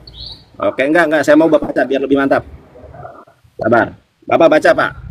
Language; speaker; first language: Indonesian; native; Indonesian